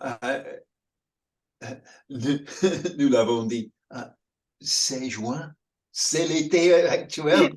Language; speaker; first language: French; non-native, fluent; English